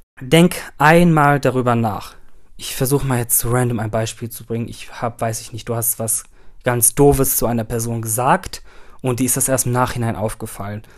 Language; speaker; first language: German; early bilingual, other home language; Turkish